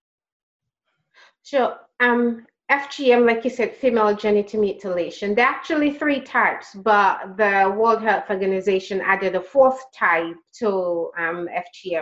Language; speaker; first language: English; non-native, local second language; Krio